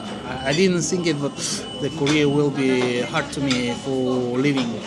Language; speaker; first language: English; non-native, learner; Russian